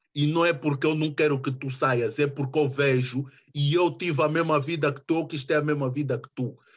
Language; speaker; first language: Portuguese; early bilingual, heritage; Portuguese